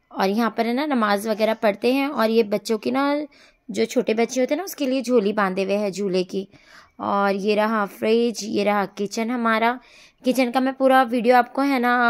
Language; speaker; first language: Hindi; native; Hindi